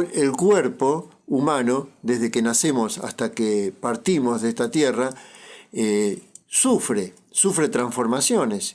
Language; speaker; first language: Spanish; native; Spanish